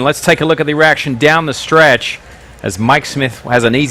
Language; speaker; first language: English; native; English